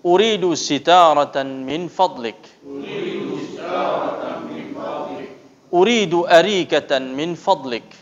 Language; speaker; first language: Arabic; non-native, fluent; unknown